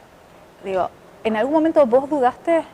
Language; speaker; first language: Spanish; native; Spanish